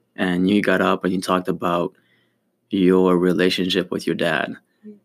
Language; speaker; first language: English; early bilingual, other home language; Ukrainian